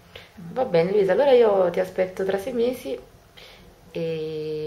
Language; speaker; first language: Italian; native; Italian